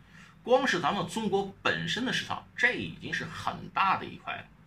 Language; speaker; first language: Chinese; native; Chinese